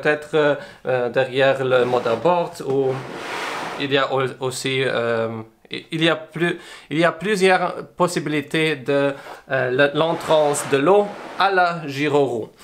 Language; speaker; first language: French; non-native, learner; English